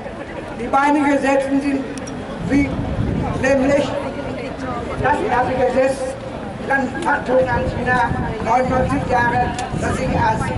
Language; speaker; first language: German; non-native, learner; Vietnamese